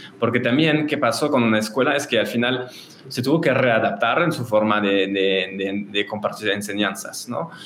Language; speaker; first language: Spanish; non-native, fluent; French